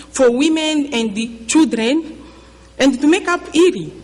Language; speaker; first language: English; non-native, learner; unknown